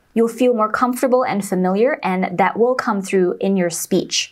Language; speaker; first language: English; non-native, local second language; Chinese